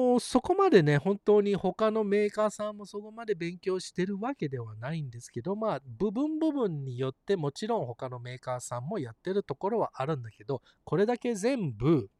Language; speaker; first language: Japanese; early bilingual, heritage; Japanese